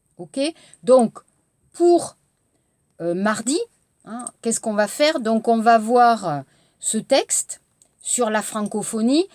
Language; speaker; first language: French; native; French